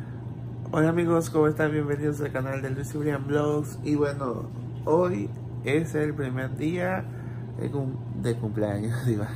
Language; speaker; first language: Spanish; native; Spanish